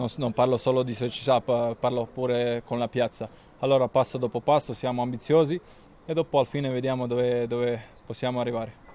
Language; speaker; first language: Italian; non-native, fluent; Croatian